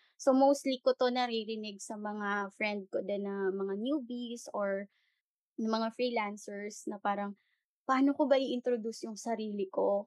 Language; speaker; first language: Filipino; non-native, local second language; Hiligaynon